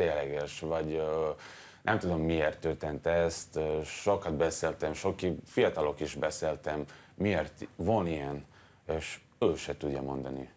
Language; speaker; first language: Hungarian; non-native, learner; Serbian